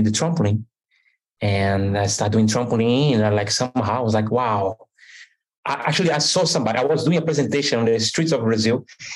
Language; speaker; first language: English; non-native, fluent; Portuguese